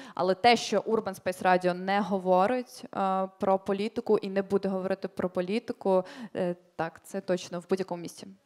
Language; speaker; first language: Ukrainian; native; Ukrainian